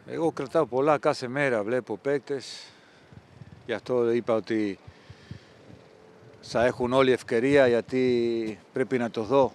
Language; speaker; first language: Greek; non-native, fluent; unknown